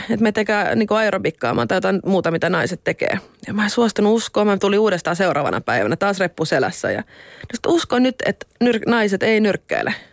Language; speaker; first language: Finnish; non-native, local second language; Swedish